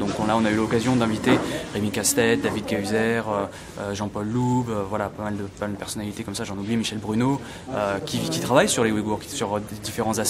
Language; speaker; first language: French; native; French